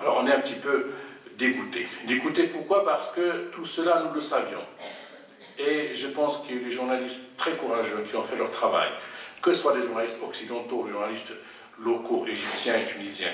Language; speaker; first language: French; non-native, local second language; Arabic